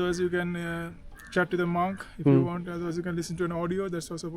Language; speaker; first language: English; non-native, local second language; Sinhala